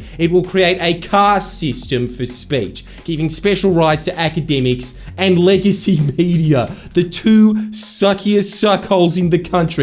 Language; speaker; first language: English; native; English